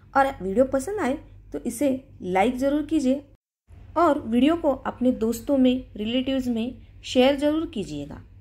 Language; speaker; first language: Hindi; non-native, local second language; Marathi